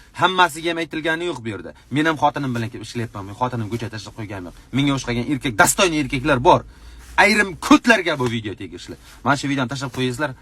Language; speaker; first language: Uzbek; native; Uzbek